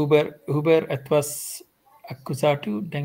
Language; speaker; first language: German; non-native, learner; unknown